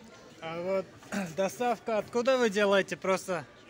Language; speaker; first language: Russian; non-native, local second language; Uzbek